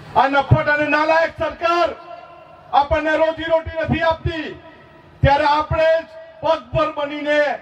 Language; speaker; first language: Gujarati; non-native, local second language; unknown